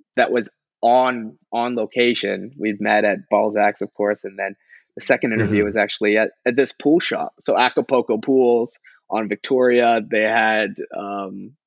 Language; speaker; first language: English; native; English